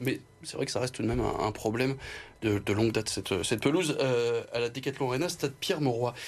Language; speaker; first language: French; native; French